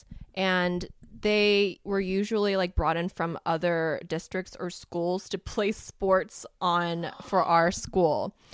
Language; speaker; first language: English; native; English